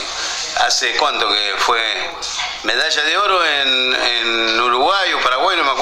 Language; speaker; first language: Spanish; native; Spanish